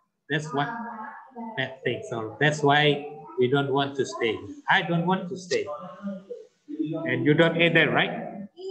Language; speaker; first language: English; non-native, fluent; Indonesian